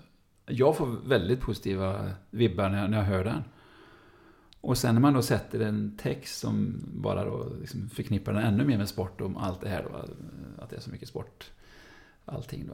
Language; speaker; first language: Swedish; native; Swedish